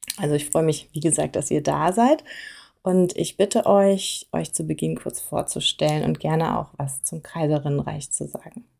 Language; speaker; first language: German; native; German